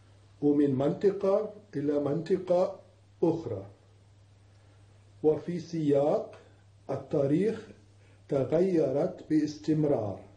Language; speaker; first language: Arabic; non-native, fluent; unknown